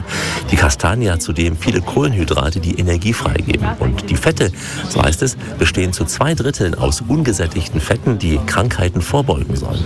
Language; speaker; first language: German; native; German